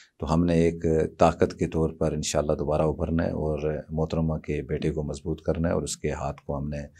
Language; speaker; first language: Urdu; non-native, local second language; Punjabi